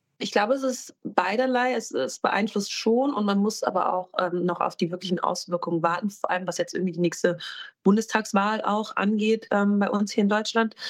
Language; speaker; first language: German; native; German